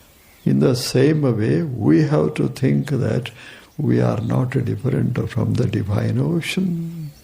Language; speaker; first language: English; non-native, local second language; Kannada